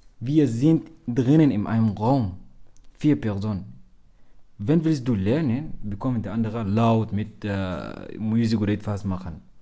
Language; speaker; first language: German; non-native, learner; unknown